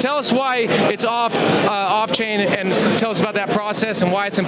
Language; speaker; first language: English; native; English